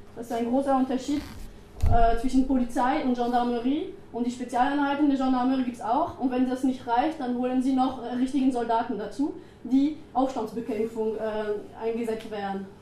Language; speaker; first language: German; non-native, fluent; French